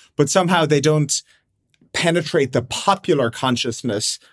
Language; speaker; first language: English; native; English